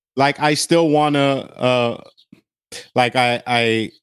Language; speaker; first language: English; native; English